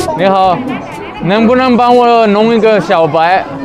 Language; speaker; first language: Chinese; non-native, fluent; Spanish